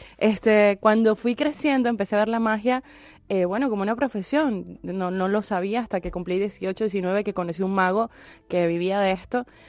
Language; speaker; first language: Spanish; native; Spanish